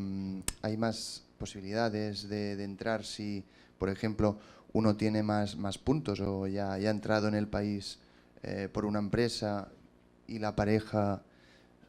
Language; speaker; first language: Spanish; non-native, local second language; Catalan